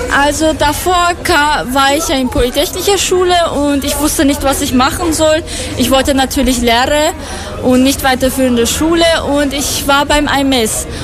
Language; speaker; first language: German; non-native, fluent; Persian